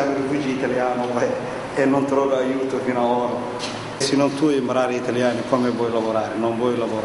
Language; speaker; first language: Italian; non-native, learner; Somali